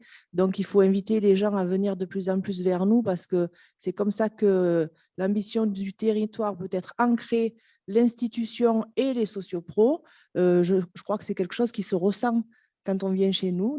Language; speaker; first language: French; native; French